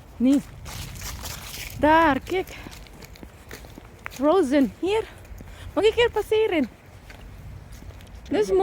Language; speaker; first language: Dutch; non-native, learner; Filipino